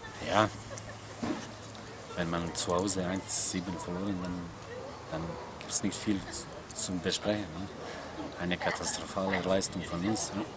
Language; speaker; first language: German; non-native, fluent; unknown